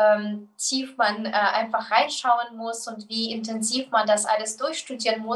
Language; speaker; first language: German; non-native, fluent; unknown